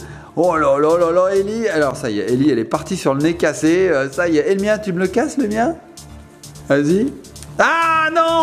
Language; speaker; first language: French; native; French